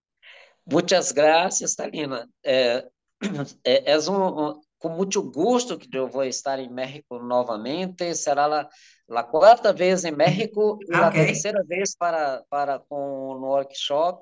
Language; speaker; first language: Spanish; non-native, learner; Portuguese